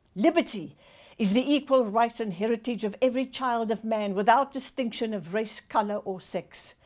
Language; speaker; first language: English; non-native, local second language; Afrikaans